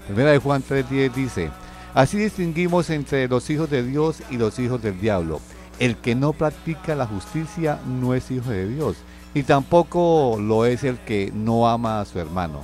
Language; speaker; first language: Spanish; native; Spanish